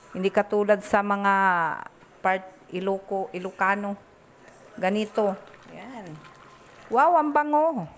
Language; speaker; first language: Filipino; non-native, local second language; Bikol